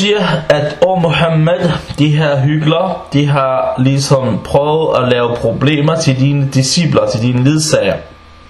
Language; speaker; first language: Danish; non-native, fluent; Arabic